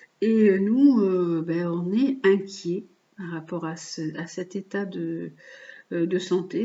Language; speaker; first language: French; native; French